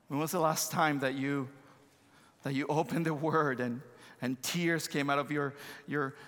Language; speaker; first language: English; non-native, fluent; Spanish